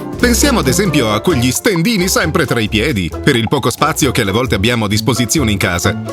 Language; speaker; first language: Italian; native; Italian